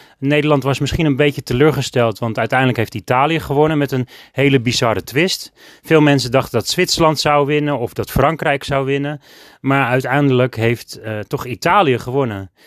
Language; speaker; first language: Dutch; native; Dutch